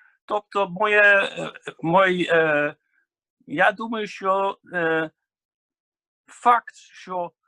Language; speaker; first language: Ukrainian; non-native, fluent; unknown